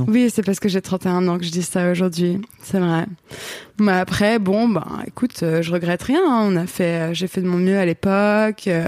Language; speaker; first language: French; native; French